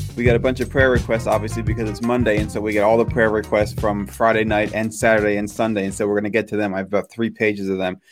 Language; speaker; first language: English; native; English